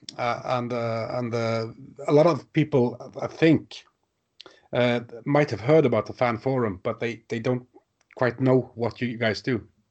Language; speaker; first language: English; non-native, fluent; Norwegian